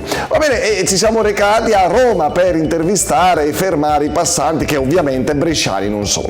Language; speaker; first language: Italian; native; Italian